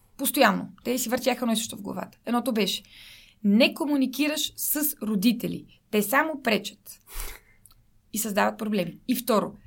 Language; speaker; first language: Bulgarian; native; Bulgarian